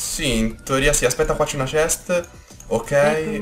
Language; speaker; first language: Italian; native; Italian